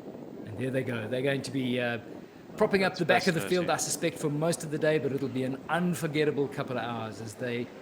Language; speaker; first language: English; native; English